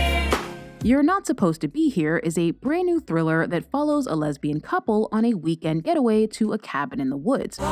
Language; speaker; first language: English; native; English